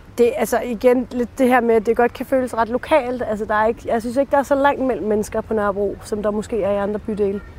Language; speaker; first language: Danish; early bilingual, other home language; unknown